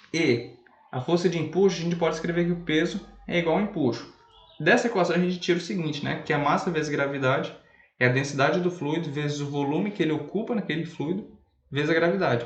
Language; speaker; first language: Portuguese; native; Portuguese